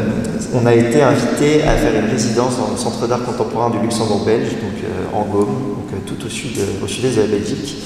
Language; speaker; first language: French; native; French